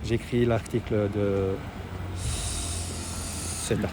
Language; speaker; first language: French; non-native, learner; Japanese